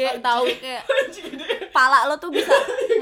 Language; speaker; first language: Indonesian; native; Indonesian